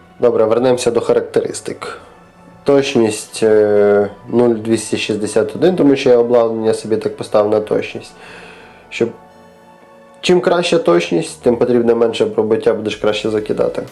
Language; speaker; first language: Ukrainian; native; Ukrainian